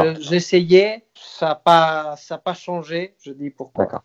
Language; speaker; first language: French; non-native, fluent; Spanish